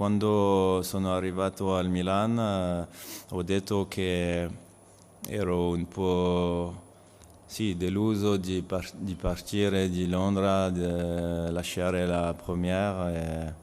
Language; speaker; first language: Italian; non-native, learner; French